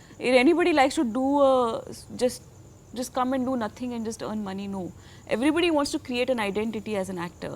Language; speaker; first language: English; non-native, local second language; Tamil